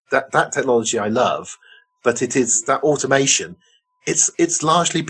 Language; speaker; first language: English; native; English